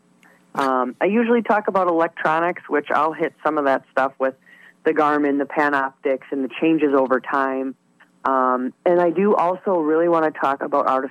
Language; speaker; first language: English; native; English